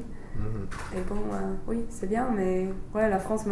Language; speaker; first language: French; non-native, fluent; English